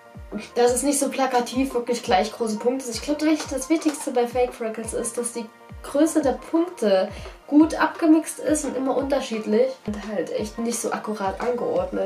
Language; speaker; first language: German; native; German